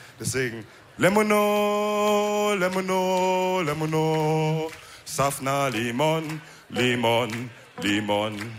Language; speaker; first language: German; early bilingual, other home language; Wolof